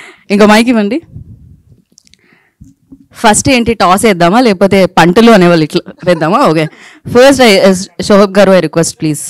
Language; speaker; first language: Telugu; native; Telugu